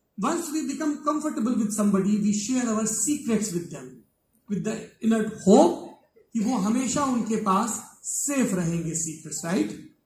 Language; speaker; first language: Hindi; native; Hindi